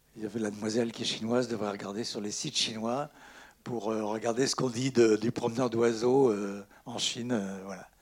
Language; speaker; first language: French; native; French